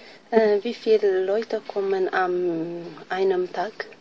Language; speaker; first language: German; non-native, learner; Tigrinya